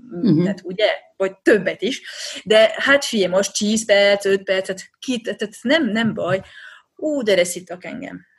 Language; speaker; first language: Hungarian; non-native, fluent; French